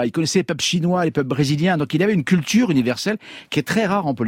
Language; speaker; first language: French; native; French